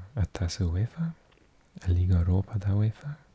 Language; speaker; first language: Portuguese; non-native, learner; English